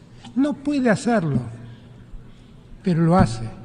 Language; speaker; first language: Spanish; native; Spanish